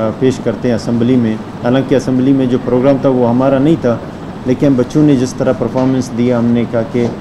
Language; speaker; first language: Urdu; non-native, local second language; Baluchi